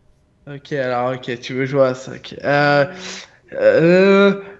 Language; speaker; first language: French; native; French